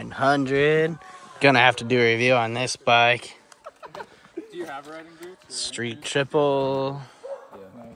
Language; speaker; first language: English; native; English